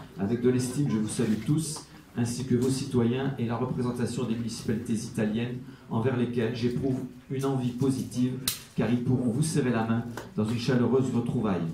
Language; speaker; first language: French; native; French